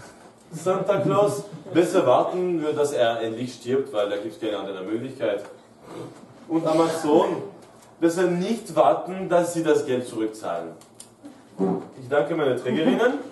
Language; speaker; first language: German; non-native, fluent; French